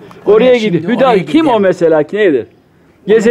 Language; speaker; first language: Turkish; native; Turkish